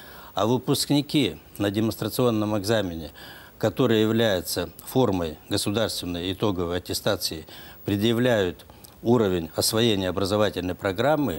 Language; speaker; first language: Russian; native; Russian